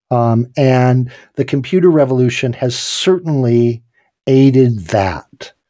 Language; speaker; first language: English; native; English